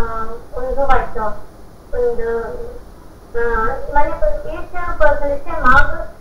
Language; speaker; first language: German; non-native, learner; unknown